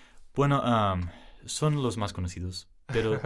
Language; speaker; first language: Spanish; early bilingual, heritage; English